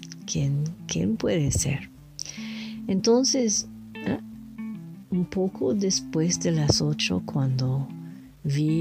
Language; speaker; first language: Spanish; non-native, learner; French